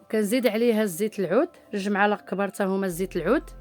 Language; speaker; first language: Arabic; native; Arabic